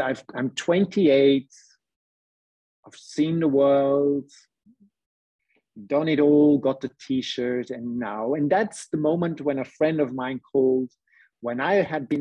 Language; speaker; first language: English; non-native, fluent; Dutch